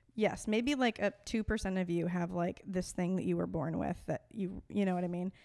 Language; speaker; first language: English; native; English